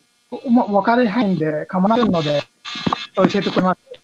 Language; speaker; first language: Japanese; non-native, fluent; Bangla